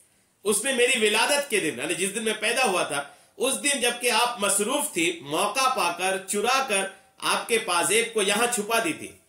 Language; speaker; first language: Urdu; native; Urdu